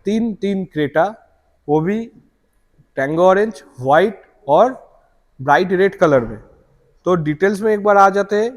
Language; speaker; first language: Hindi; non-native, local second language; Bangla